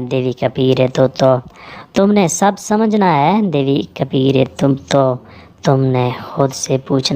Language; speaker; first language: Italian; non-native, learner; Urdu